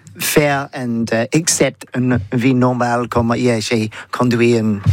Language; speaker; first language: French; non-native, learner; English